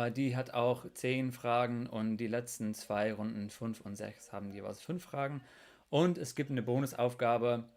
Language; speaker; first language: German; non-native, fluent; English